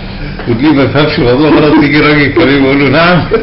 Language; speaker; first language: Arabic; native; Arabic